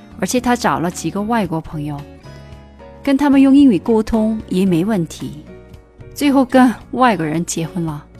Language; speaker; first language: Chinese; non-native, fluent; Korean